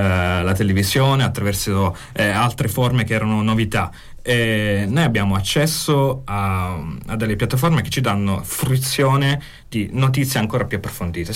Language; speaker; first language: Italian; native; Italian